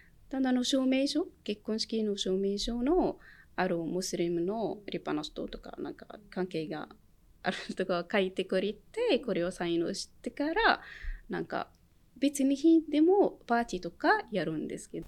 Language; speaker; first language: Japanese; non-native, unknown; Arabic